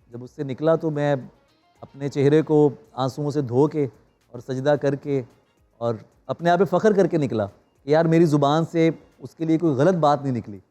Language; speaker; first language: Urdu; non-native, local second language; Punjabi